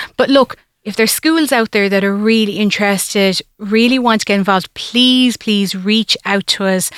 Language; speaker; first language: English; native; English